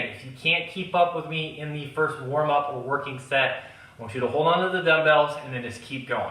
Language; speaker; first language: English; native; English